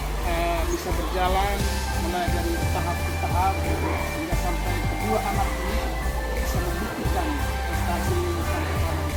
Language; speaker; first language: Indonesian; native; Indonesian